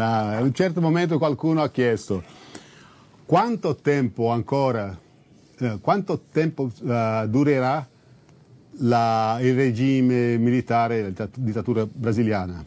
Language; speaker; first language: Italian; non-native, fluent; Portuguese